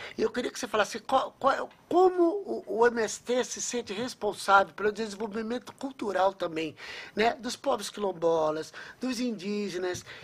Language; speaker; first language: Portuguese; native; Portuguese